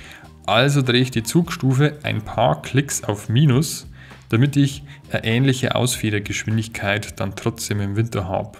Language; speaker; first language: German; native; German